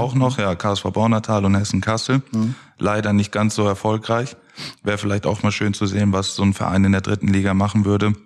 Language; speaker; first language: German; native; German